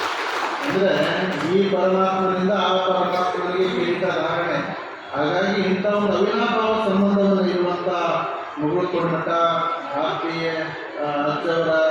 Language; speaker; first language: Kannada; native; Kannada